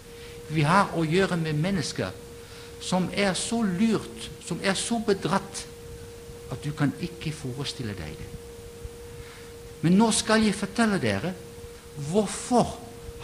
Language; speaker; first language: Norwegian; non-native, fluent; Dutch